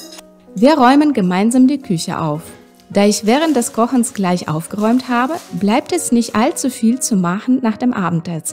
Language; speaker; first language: German; non-native, fluent; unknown